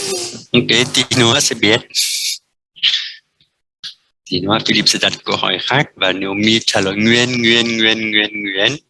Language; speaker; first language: Vietnamese; non-native, fluent; French